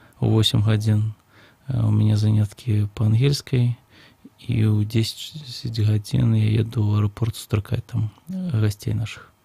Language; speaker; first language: Belarusian; non-native, local second language; Russian